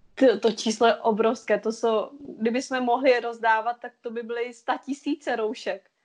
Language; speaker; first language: Czech; non-native, fluent; Vietnamese